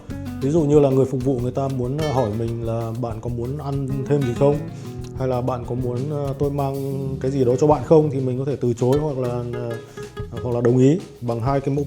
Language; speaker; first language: Vietnamese; native; Vietnamese